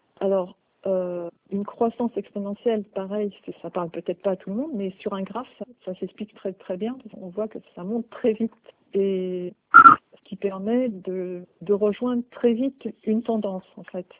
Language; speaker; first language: French; native; French